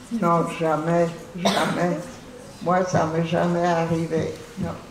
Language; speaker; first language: French; non-native, fluent; Polish